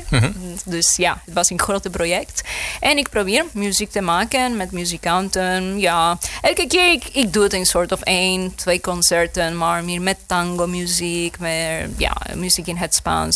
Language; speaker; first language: Dutch; non-native, learner; Spanish